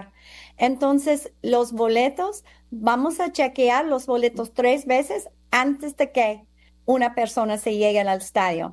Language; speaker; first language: Spanish; non-native, fluent; English